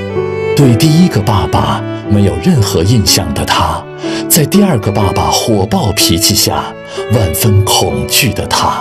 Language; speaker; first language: Chinese; native; Chinese